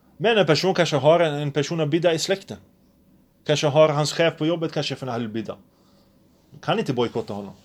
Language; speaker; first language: Swedish; early bilingual, other home language; Arabic